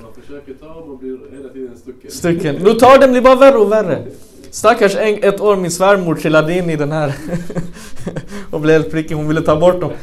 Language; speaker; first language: Swedish; non-native, fluent; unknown